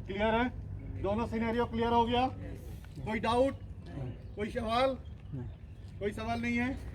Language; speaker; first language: Hindi; native; Hindi